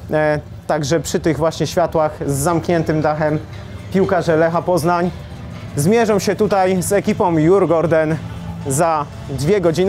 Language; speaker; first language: Polish; native; Polish